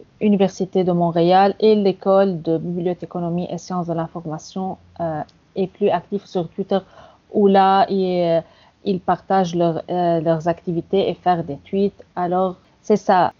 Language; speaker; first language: French; non-native, fluent; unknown